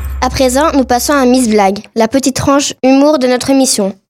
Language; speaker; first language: French; native; French